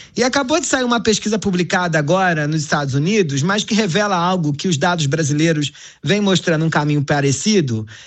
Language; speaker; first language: Portuguese; native; Portuguese